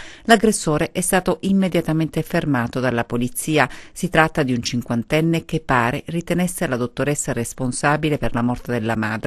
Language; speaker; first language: Italian; native; Italian